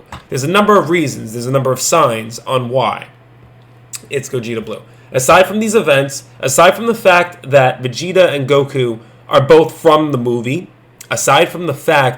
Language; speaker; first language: English; native; English